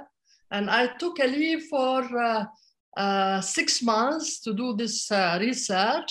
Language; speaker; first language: English; non-native, fluent; Arabic